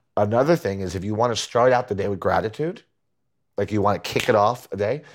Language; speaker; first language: English; early bilingual, other home language; Spanish